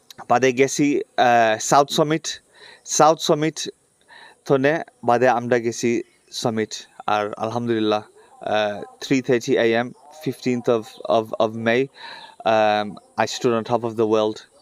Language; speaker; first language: Bangla; early bilingual, other home language; Sylheti